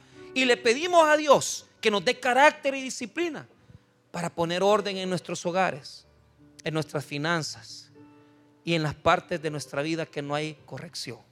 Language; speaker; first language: Spanish; native; Spanish